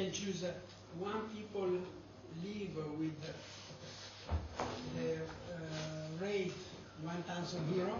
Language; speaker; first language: English; non-native, learner; Italian